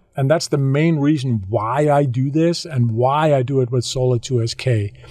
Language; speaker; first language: English; non-native, fluent; Danish